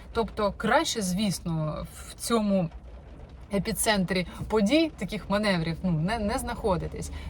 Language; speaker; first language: Ukrainian; non-native, local second language; Russian